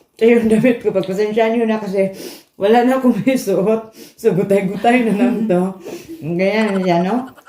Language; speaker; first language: Filipino; non-native, local second language; Cebuano